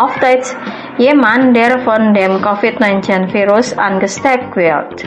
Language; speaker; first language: German; non-native, fluent; Indonesian